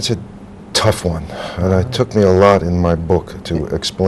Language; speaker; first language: English; native; English